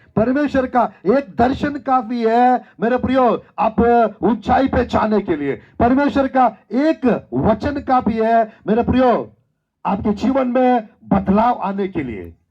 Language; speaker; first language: Hindi; non-native, local second language; Telugu